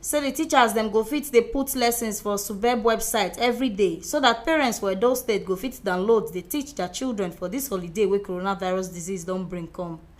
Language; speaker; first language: Nigerian Pidgin; native; Nigerian Pidgin